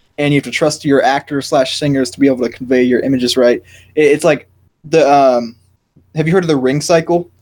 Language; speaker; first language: English; native; English